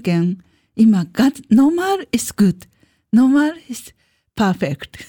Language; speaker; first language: German; non-native, learner; Japanese